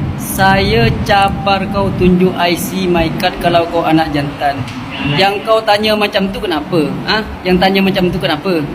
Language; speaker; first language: Malay; native; Malay